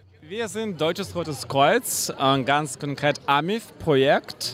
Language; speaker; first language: German; non-native, fluent; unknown